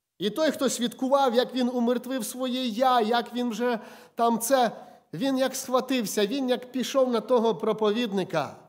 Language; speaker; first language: Ukrainian; native; Ukrainian